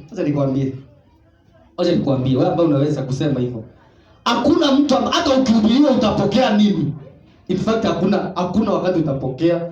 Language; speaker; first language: Swahili; non-native, local second language; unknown